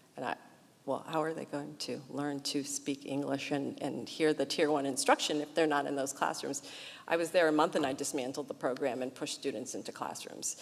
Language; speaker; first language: English; early bilingual, other home language; Portuguese